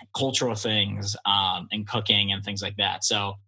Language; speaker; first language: English; early bilingual, other home language; Polish